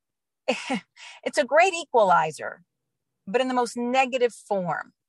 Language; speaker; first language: English; native; English